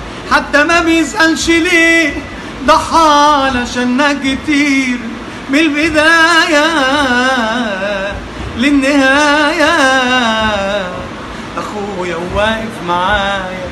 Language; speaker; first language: Arabic; native; Arabic